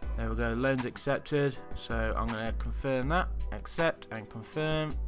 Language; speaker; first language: English; native; English